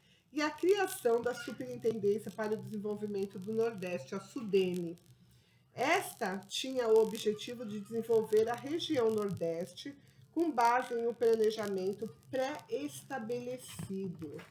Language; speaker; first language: Portuguese; native; Portuguese